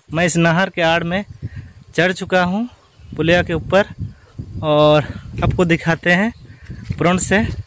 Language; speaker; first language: Hindi; non-native, local second language; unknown